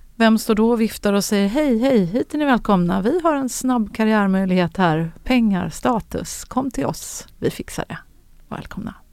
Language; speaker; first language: Swedish; native; Swedish